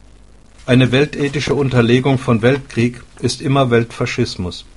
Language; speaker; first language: German; native; German